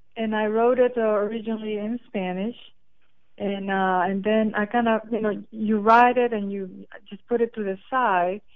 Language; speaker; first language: English; non-native, fluent; Spanish